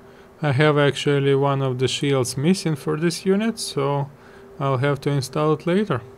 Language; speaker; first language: English; non-native, fluent; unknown